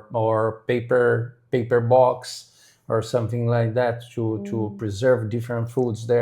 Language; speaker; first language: English; non-native, fluent; Portuguese